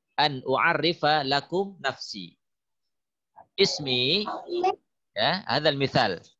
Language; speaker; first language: Arabic; non-native, fluent; Indonesian